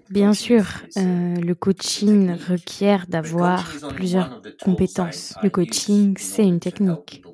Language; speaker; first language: French; non-native, fluent; Swedish